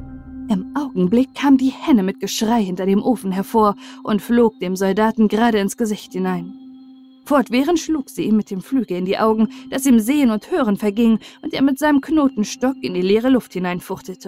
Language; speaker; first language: German; native; German